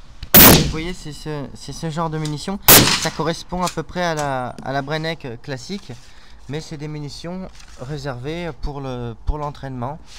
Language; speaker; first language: French; native; French